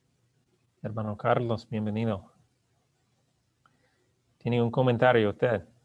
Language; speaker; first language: Spanish; non-native, learner; English